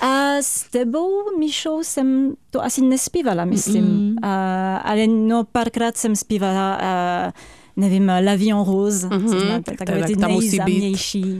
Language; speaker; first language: Czech; non-native, fluent; French